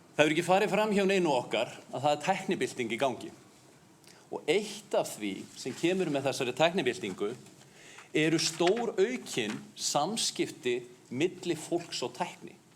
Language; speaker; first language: Icelandic; native; Icelandic